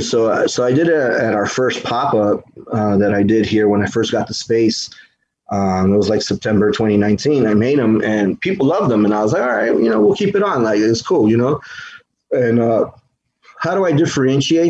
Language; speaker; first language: English; native; English